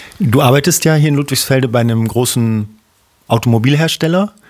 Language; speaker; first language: German; native; German